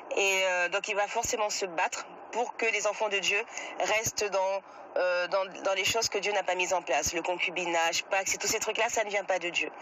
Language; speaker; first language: French; native; French